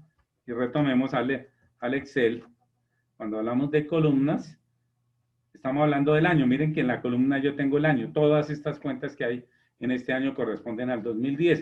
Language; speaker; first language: Spanish; native; Spanish